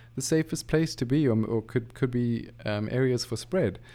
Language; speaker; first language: English; native; English